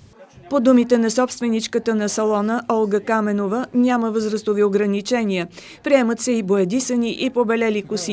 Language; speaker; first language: Bulgarian; native; Bulgarian